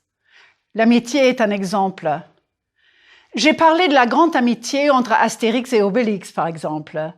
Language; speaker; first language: French; non-native, fluent; English